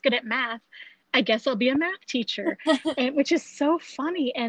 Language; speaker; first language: English; native; English